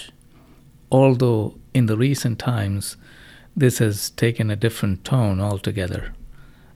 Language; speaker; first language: English; non-native, local second language; Malayalam